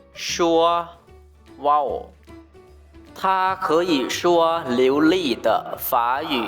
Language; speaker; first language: Chinese; non-native, learner; Lao